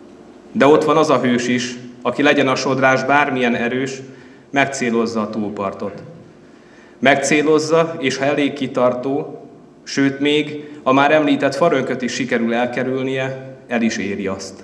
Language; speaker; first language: Hungarian; native; Hungarian